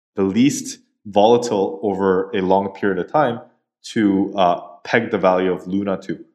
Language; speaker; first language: English; native; English